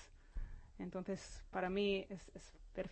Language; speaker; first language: Spanish; non-native, fluent; Hebrew